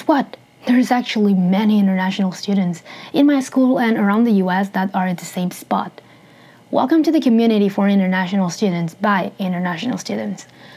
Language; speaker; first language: English; non-native, fluent; Spanish